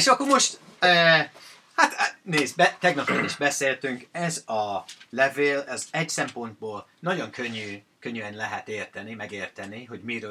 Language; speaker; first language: Hungarian; non-native, fluent; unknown